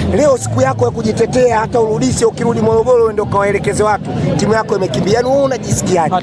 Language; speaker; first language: Swahili; native; Swahili